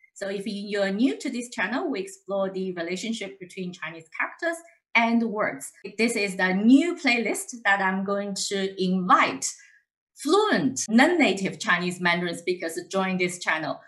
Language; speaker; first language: English; non-native, fluent; Chinese